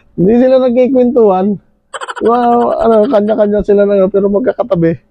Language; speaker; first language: Filipino; native; Filipino